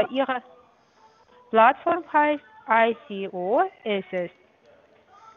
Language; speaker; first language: German; non-native, fluent; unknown